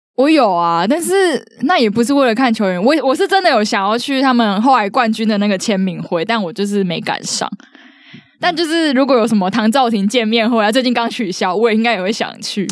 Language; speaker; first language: Chinese; native; Chinese